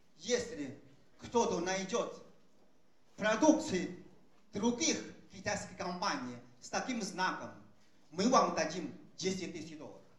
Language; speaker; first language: Russian; non-native, fluent; Chinese